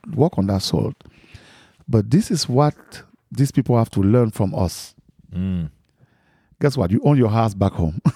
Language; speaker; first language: English; non-native, local second language; French